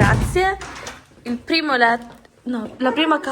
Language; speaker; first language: Italian; early bilingual, other home language; Filipino